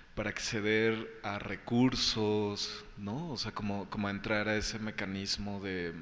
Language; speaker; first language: Spanish; native; Spanish